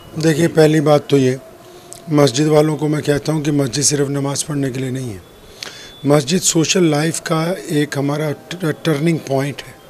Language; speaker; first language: Hindi; non-native, local second language; Punjabi